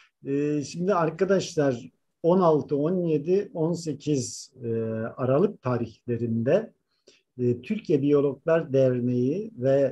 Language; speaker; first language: Turkish; native; Turkish